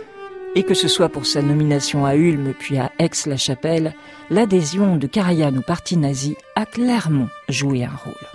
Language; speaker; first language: French; native; French